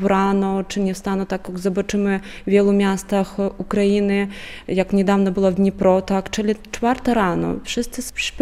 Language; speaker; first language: Polish; non-native, fluent; Ukrainian